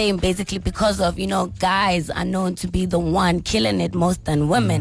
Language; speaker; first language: English; non-native, local second language; Tswana